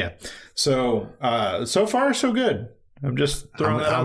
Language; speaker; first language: English; native; English